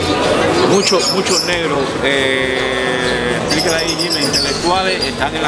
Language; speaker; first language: Spanish; native; Spanish